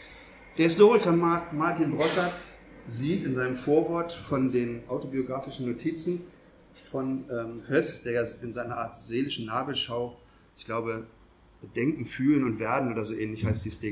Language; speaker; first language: German; native; German